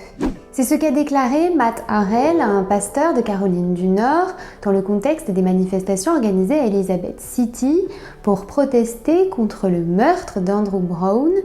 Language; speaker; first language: French; native; French